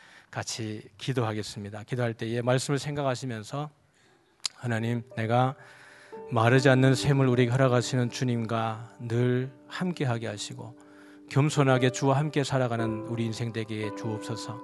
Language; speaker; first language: Korean; native; Korean